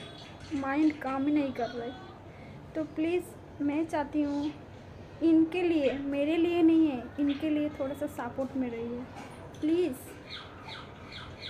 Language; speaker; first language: Hindi; non-native, local second language; Bangla